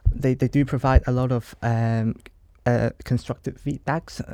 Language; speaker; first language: English; non-native, local second language; Cantonese